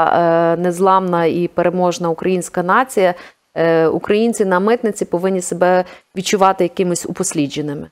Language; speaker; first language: Ukrainian; native; Ukrainian